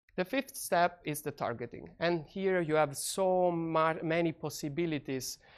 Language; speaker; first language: English; non-native, fluent; Italian